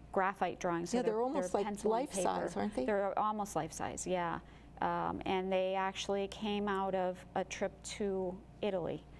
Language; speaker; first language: English; native; English